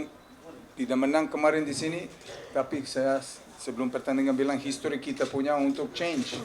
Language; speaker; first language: Indonesian; non-native, fluent; Serbian